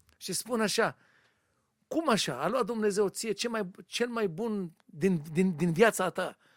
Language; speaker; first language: Romanian; non-native, learner; Hebrew